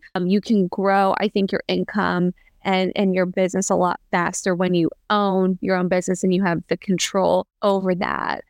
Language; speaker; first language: English; native; English